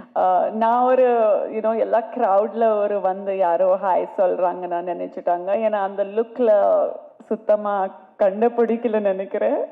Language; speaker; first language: Tamil; non-native, fluent; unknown